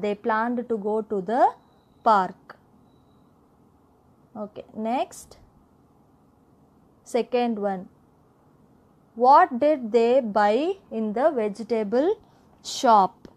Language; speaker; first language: English; non-native, local second language; Tamil